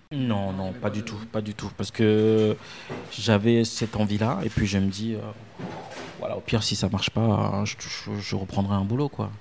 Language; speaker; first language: French; non-native, local second language; Ewe